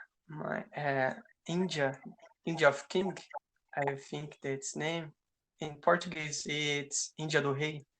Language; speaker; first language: English; non-native, learner; Portuguese